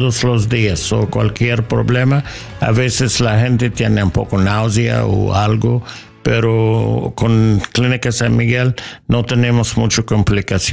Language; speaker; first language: Spanish; non-native, learner; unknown